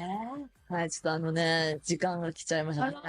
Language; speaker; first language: Japanese; native; Japanese